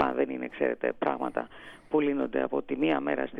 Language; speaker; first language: Greek; native; Greek